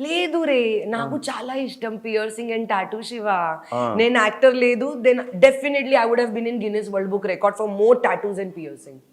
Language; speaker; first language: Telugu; non-native, fluent; Hindi